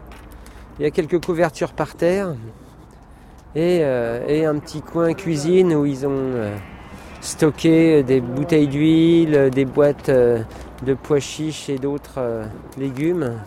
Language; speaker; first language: French; native; French